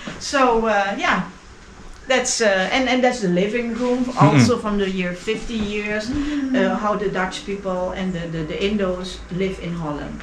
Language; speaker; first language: English; non-native, learner; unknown